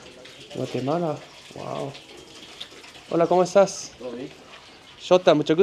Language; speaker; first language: Spanish; non-native, learner; Japanese